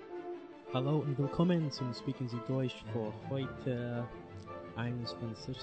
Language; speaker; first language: German; non-native, learner; English